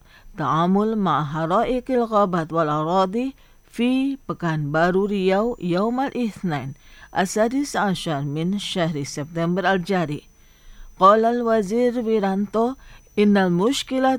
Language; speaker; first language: Arabic; non-native, fluent; Indonesian